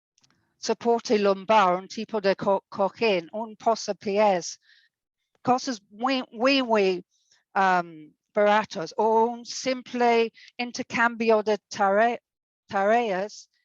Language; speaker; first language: Spanish; non-native, fluent; English